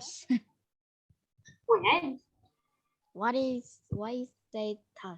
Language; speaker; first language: English; non-native, learner; Indonesian